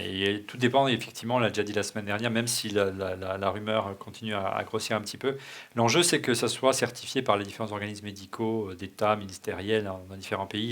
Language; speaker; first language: French; native; French